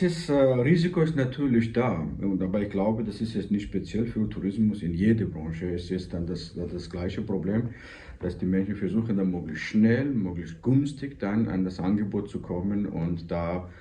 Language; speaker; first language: German; non-native, fluent; Georgian